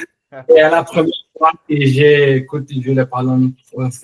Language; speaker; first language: French; non-native, learner; Portuguese